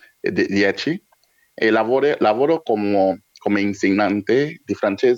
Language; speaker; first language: Italian; non-native, learner; French